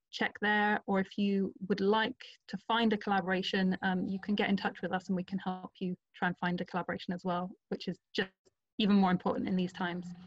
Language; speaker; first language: English; non-native, fluent; Portuguese